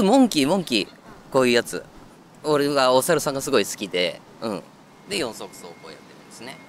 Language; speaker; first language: Japanese; native; Japanese